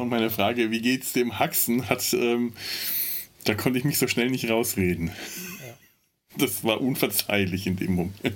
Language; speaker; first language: German; native; German